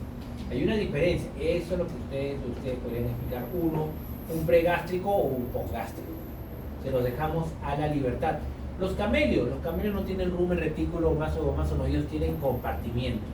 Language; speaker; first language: Spanish; native; Spanish